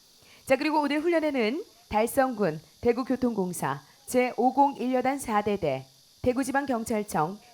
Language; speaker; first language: Korean; native; Korean